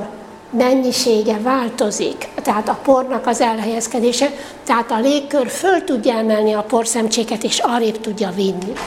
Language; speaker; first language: Hungarian; native; Hungarian